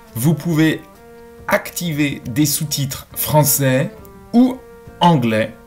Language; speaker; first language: French; native; French